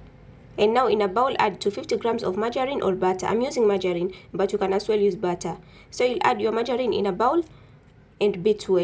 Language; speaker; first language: English; non-native, local second language; Swahili